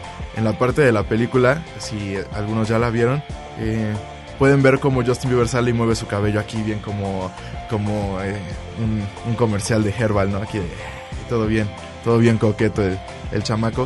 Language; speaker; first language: Spanish; native; Spanish